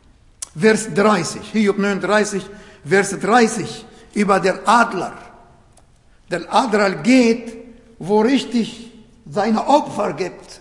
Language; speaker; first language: German; non-native, learner; Arabic